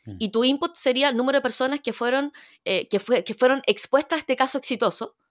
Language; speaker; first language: Spanish; early bilingual, other home language; Korean